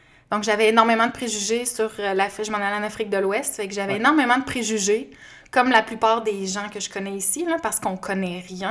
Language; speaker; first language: French; native; French